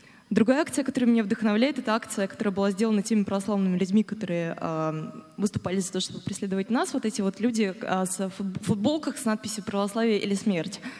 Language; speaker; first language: Russian; native; Russian